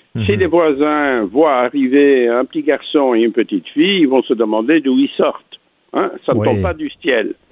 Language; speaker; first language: French; native; French